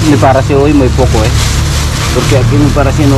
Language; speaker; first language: Spanish; non-native, learner; Filipino